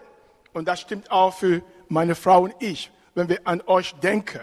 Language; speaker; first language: German; non-native, fluent; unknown